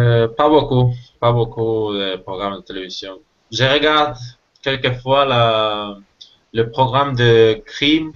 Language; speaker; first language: French; non-native, learner; Spanish